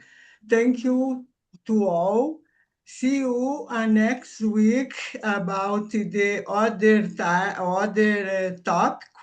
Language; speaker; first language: English; non-native, learner; Portuguese